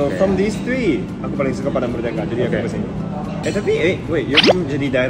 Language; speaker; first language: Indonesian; non-native, fluent; Japanese